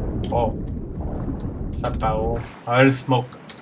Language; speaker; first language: Spanish; early bilingual, heritage; Spanish